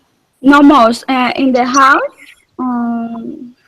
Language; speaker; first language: English; non-native, learner; Spanish